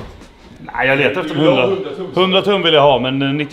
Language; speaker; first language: Swedish; native; Swedish